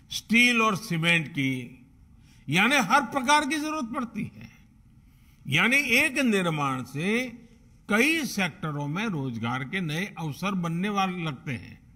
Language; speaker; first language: Hindi; non-native, local second language; Gujarati